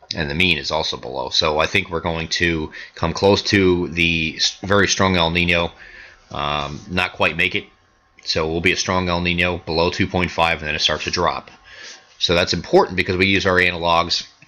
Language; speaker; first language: English; native; English